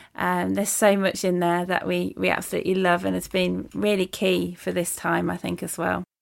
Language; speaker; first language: English; native; English